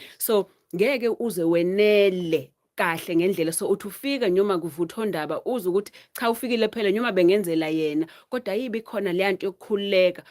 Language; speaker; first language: Zulu; native; Zulu